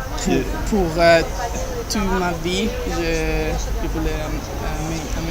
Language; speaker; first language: French; non-native, learner; Italian